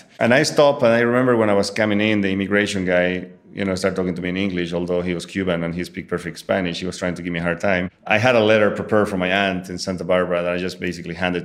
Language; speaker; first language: English; non-native, fluent; Spanish